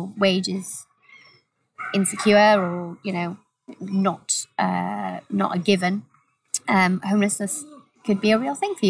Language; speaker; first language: English; native; English